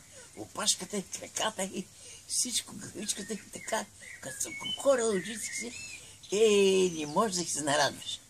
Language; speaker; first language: Bulgarian; native; Bulgarian